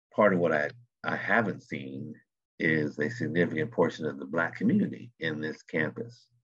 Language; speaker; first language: English; native; English